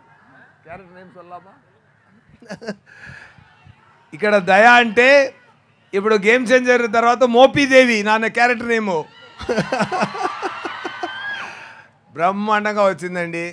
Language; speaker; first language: Telugu; non-native, fluent; Tamil